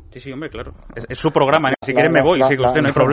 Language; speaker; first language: Spanish; native; Spanish